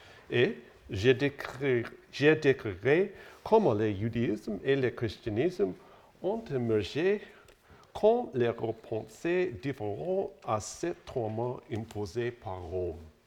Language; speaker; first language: French; non-native, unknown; English